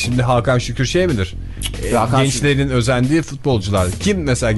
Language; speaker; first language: Turkish; native; Turkish